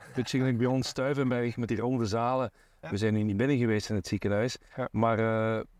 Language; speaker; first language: Dutch; native; Dutch